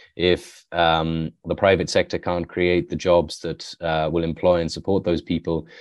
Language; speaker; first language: English; native; English